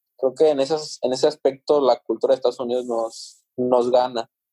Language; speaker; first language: Spanish; native; Spanish